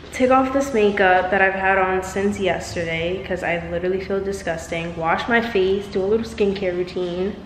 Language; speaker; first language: English; native; English